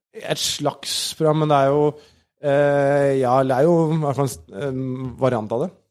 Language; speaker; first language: Norwegian; native; Norwegian